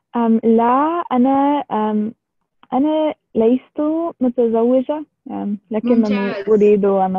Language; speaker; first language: Arabic; non-native, learner; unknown